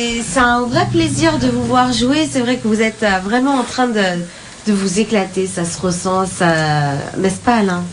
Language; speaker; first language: French; native; French